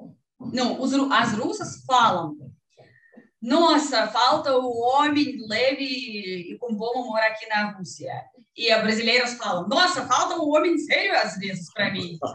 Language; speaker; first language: Portuguese; non-native, learner; Russian